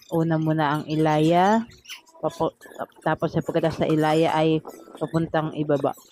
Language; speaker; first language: Filipino; native; Filipino